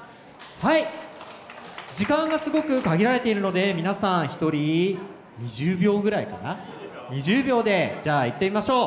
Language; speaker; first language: Japanese; native; Japanese